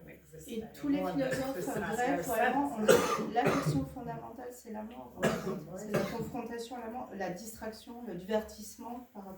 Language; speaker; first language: French; native; French